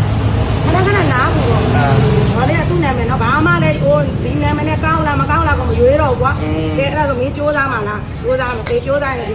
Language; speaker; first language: Burmese; native; Burmese